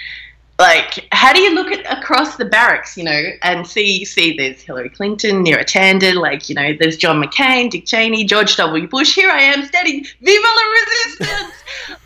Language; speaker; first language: English; native; English